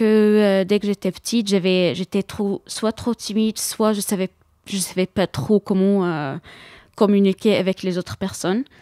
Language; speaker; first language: French; non-native, fluent; Arabic